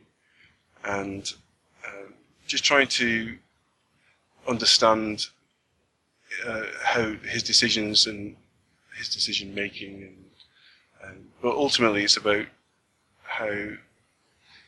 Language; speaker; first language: English; native; English